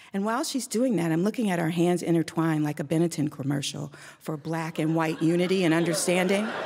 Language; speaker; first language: English; native; English